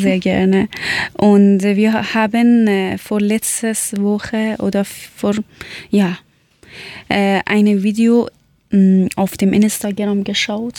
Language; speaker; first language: German; non-native, learner; Persian